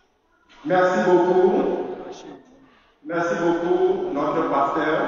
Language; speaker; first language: French; non-native, fluent; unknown